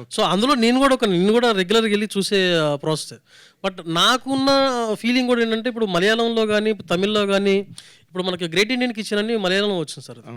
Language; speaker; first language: Telugu; native; Telugu